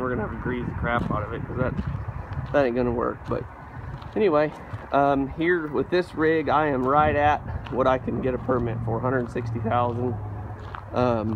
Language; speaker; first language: English; native; English